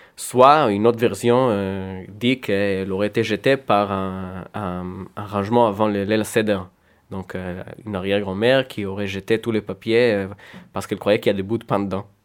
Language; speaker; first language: French; non-native, fluent; Hebrew